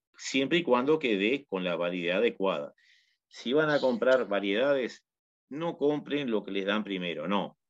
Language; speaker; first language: Spanish; native; Spanish